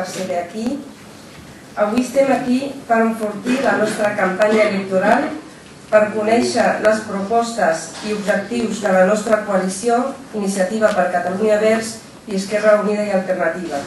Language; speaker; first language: Catalan; non-native, fluent; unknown